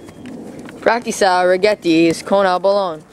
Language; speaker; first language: Spanish; non-native, learner; English